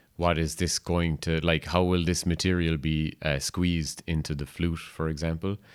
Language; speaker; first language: English; native; English